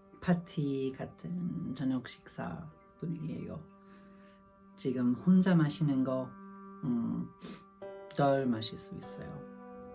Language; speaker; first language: Korean; non-native, learner; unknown